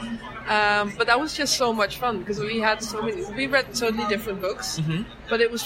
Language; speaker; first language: English; non-native, fluent; Dutch